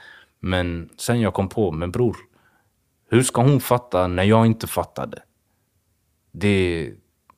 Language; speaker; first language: Swedish; early bilingual, other home language; Swahili